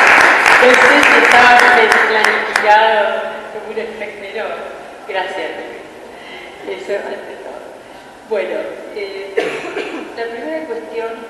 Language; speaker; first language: Spanish; native; Spanish